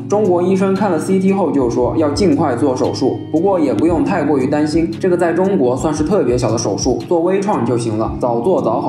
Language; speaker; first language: Chinese; native; Chinese